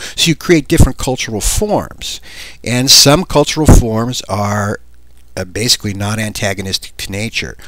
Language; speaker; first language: English; native; English